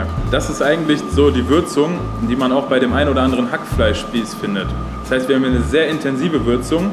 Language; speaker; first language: German; native; German